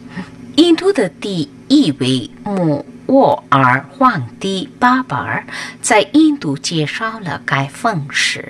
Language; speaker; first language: Chinese; non-native, fluent; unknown